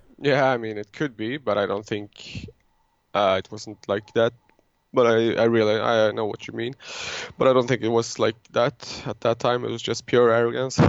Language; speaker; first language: English; non-native, fluent; Swedish